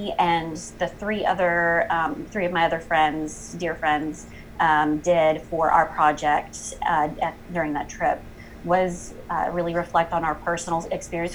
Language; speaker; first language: English; native; English